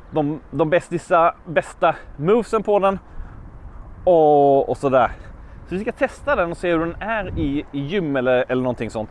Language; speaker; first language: Swedish; native; Swedish